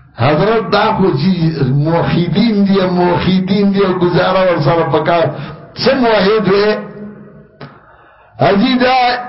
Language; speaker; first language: Urdu; non-native, local second language; Pashto